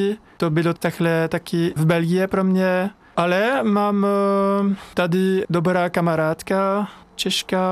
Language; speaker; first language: Czech; non-native, learner; French